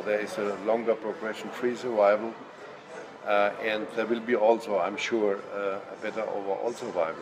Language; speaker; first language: English; non-native, fluent; German